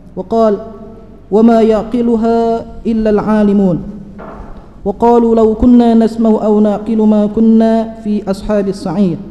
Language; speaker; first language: Arabic; non-native, fluent; Malay